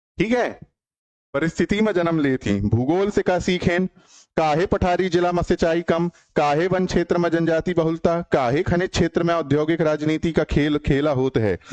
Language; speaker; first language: Hindi; native; Hindi